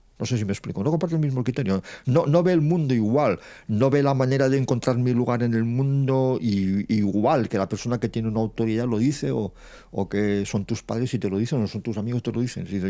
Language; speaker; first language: Spanish; non-native, local second language; Catalan